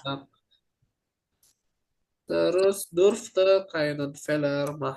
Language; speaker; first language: German; non-native, fluent; Indonesian